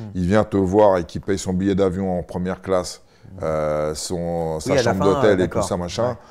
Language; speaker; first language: French; native; French